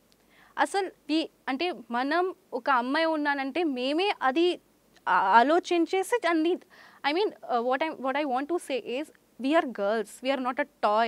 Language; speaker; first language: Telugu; non-native, local second language; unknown